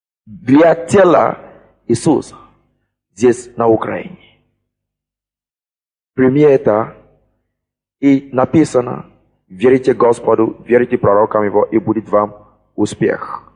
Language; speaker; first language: Russian; non-native, fluent; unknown